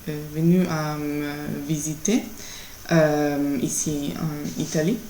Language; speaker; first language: French; non-native, learner; Italian